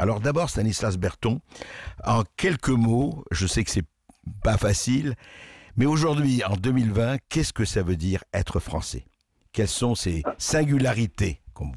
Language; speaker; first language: French; native; French